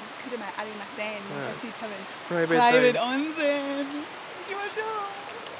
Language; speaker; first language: Japanese; non-native, learner; English